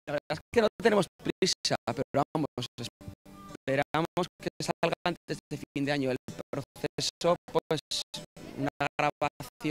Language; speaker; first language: Spanish; native; Spanish